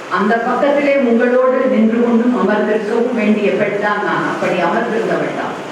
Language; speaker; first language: Tamil; native; Tamil